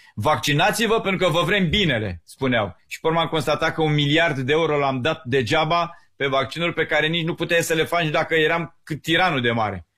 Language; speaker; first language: Romanian; native; Romanian